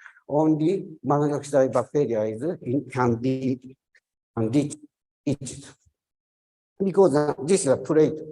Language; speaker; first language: English; non-native, learner; Japanese